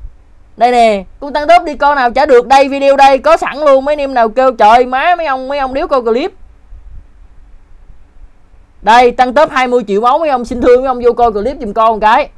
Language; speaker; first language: Vietnamese; native; Vietnamese